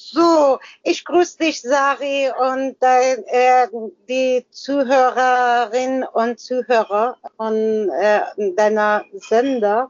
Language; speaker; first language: German; non-native, learner; Persian